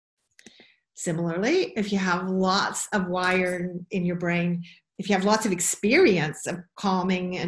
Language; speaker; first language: English; native; English